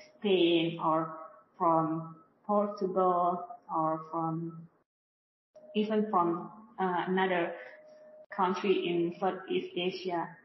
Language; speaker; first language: English; non-native, learner; Indonesian